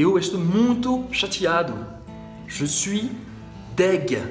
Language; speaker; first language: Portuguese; non-native, fluent; French